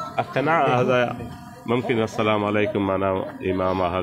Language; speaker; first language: Arabic; non-native, learner; Bangla